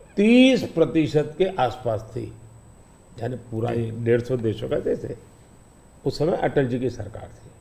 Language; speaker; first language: Hindi; non-native, local second language; Gujarati